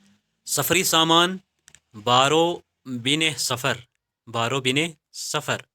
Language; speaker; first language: Persian; non-native, fluent; Urdu